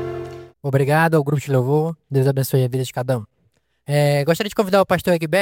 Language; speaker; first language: Portuguese; native; Portuguese